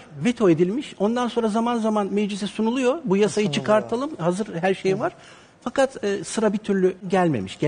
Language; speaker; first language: Turkish; native; Turkish